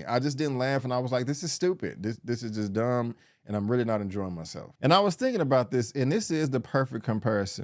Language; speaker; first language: English; native; English